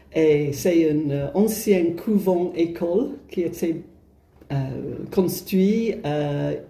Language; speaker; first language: French; non-native, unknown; English